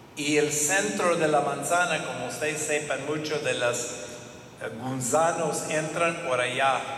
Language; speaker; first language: Spanish; non-native, fluent; English